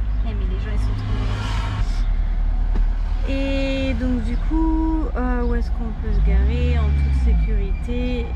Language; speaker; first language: French; native; French